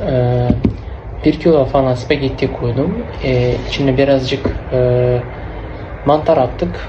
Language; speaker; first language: Turkish; non-native, learner; Uzbek